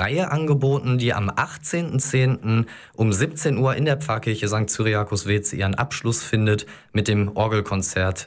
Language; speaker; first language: German; native; German